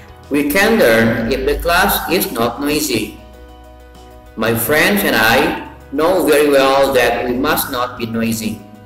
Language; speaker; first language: English; non-native, fluent; Indonesian